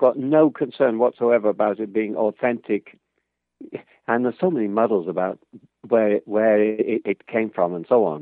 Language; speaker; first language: English; native; English